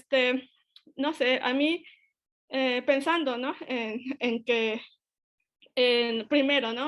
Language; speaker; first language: Spanish; native; Spanish